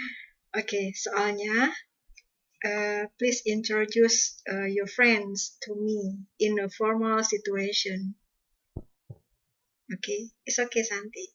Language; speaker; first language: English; non-native, fluent; Indonesian